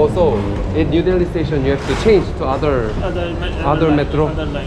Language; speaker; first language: English; non-native, learner; Korean